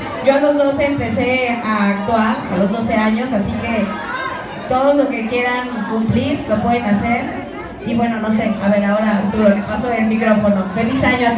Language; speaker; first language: Spanish; native; Spanish